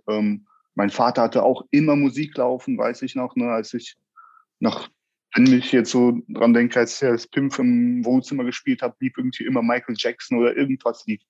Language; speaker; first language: German; early bilingual, other home language; Russian